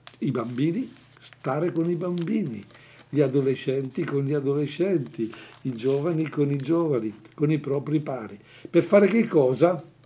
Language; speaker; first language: Italian; native; Italian